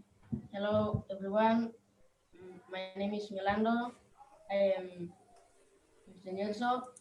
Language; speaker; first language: English; non-native, learner; Indonesian